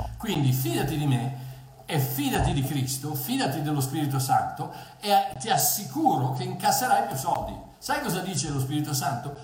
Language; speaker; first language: Italian; early bilingual, heritage; Italian